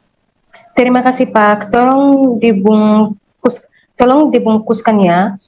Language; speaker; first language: Indonesian; non-native, learner; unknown